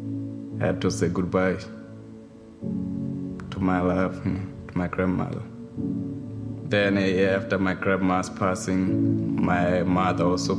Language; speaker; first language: English; non-native, local second language; Southern Sotho